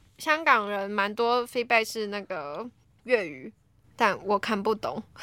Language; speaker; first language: Chinese; native; Chinese